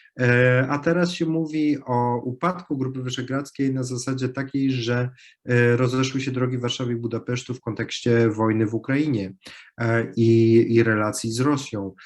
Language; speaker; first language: Polish; native; Polish